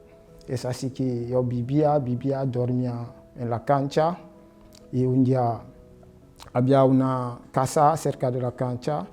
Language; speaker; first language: Spanish; non-native, learner; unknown